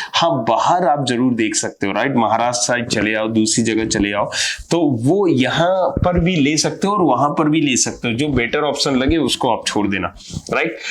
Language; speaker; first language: Hindi; native; Hindi